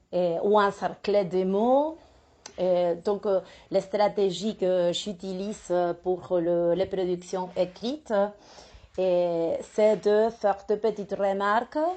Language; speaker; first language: French; non-native, fluent; Spanish